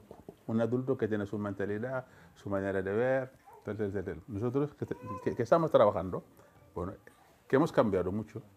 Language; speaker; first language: Spanish; non-native, fluent; Wolof